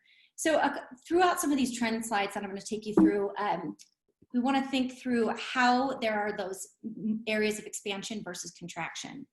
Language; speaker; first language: English; native; English